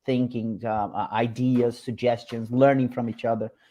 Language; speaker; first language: English; non-native, fluent; Portuguese